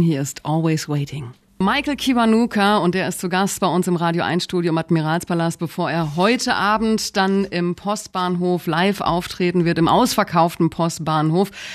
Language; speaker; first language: German; native; German